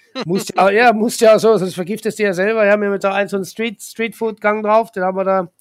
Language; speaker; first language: German; native; German